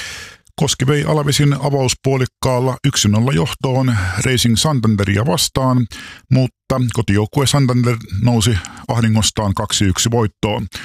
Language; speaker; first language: Finnish; native; Finnish